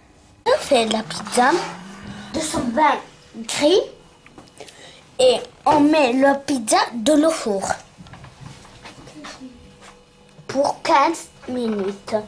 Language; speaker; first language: French; non-native, learner; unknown